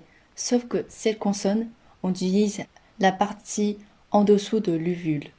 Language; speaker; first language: French; non-native, fluent; Chinese